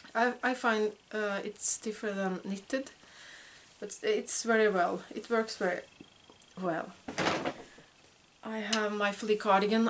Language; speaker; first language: English; non-native, fluent; Norwegian